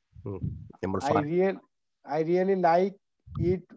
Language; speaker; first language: English; non-native, learner; Bangla